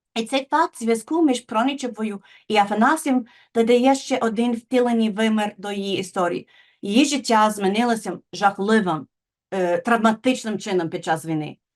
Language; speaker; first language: Ukrainian; non-native, fluent; English